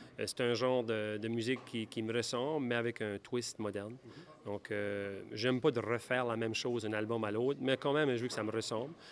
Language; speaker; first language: French; native; French